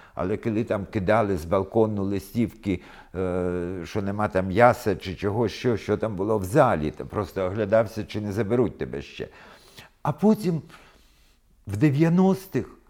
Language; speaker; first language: Ukrainian; non-native, local second language; Russian